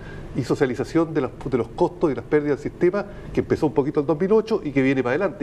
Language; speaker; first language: Spanish; native; Spanish